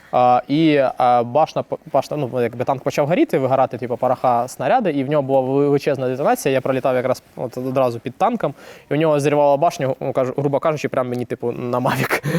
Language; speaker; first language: Ukrainian; native; Ukrainian